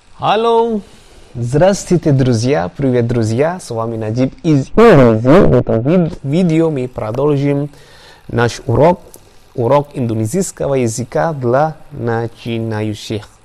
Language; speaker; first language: Russian; non-native, learner; Javanese